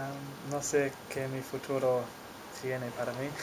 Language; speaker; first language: Spanish; non-native, learner; English